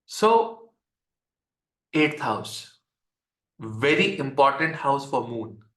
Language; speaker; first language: English; non-native, local second language; Hindi